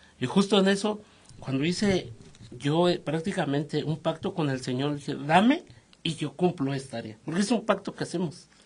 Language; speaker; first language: Spanish; native; Spanish